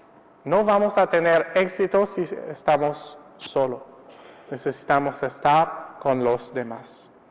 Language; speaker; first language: Spanish; non-native, fluent; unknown